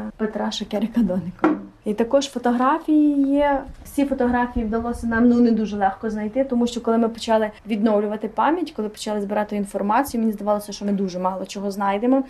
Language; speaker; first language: Ukrainian; native; Ukrainian